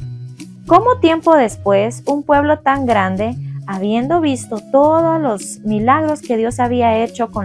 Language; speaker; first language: Spanish; native; Spanish